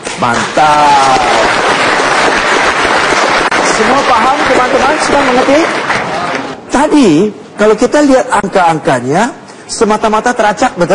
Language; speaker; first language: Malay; non-native, local second language; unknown